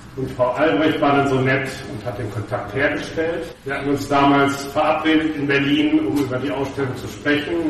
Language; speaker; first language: German; native; German